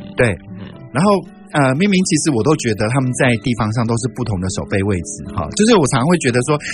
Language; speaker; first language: Chinese; native; Chinese